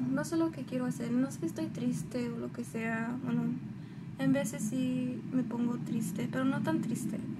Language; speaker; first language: Spanish; early bilingual, heritage; Spanish